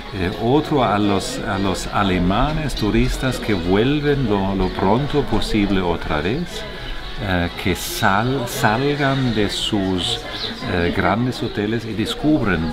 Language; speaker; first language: Spanish; non-native, fluent; German